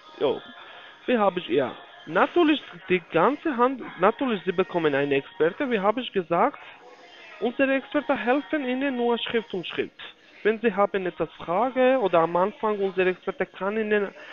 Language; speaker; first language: German; non-native, learner; Polish